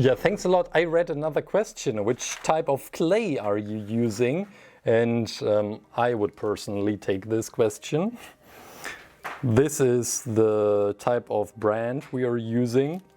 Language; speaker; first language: English; non-native, fluent; German